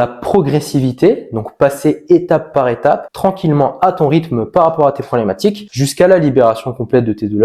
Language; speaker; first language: French; native; French